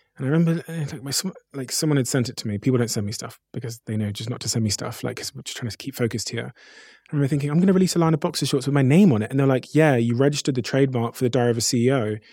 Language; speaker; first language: English; native; English